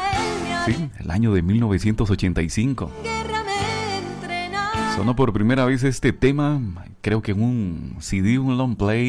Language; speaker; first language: Spanish; native; Spanish